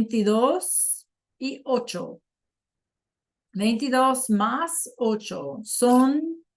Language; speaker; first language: Spanish; non-native, fluent; English